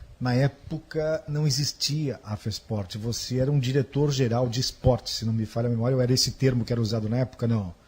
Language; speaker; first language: Portuguese; native; Portuguese